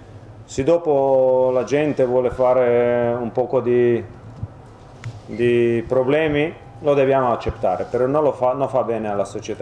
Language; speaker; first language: Italian; non-native, fluent; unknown